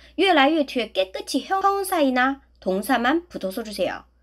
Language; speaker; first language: Korean; non-native, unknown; Chinese